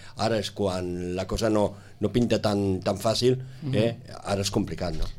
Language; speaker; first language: Catalan; native; Catalan